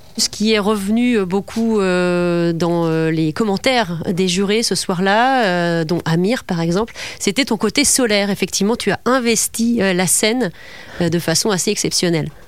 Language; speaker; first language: French; native; French